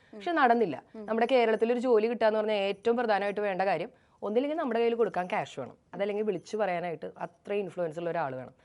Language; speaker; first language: Malayalam; native; Malayalam